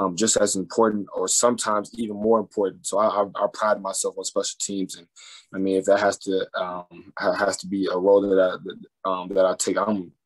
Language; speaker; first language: English; native; English